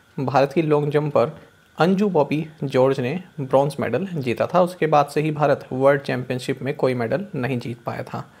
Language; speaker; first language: Hindi; native; Hindi